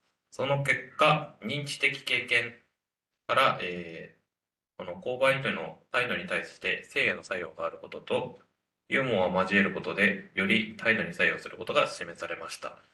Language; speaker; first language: Japanese; native; Japanese